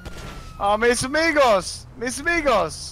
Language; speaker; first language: Spanish; non-native, learner; English